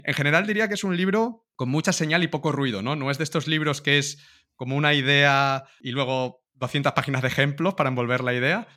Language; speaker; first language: Spanish; native; Spanish